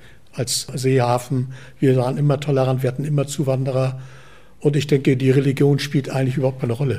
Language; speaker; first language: German; native; German